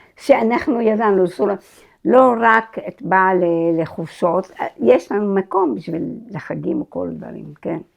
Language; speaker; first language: Hebrew; non-native, fluent; Arabic